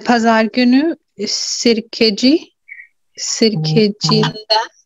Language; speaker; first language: Turkish; non-native, learner; Urdu